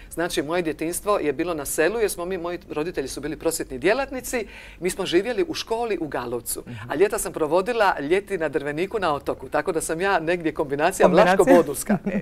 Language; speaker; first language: Croatian; native; Croatian